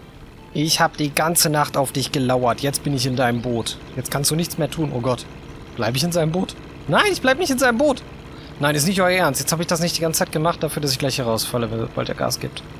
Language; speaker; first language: German; native; German